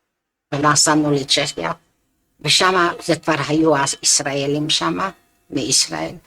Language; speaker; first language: Hebrew; non-native, fluent; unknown